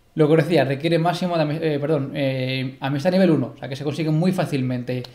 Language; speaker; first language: Spanish; native; Spanish